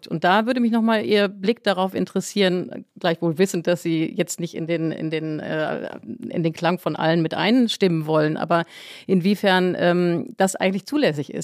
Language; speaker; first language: German; native; German